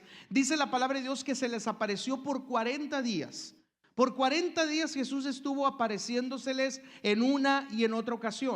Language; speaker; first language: Spanish; native; Spanish